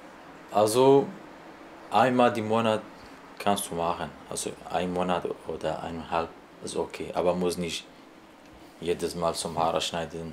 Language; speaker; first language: German; non-native, learner; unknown